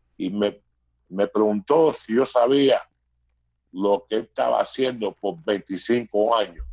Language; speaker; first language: Spanish; early bilingual, heritage; Spanish